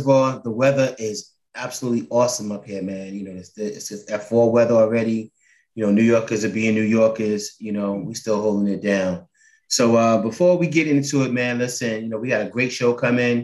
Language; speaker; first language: English; native; English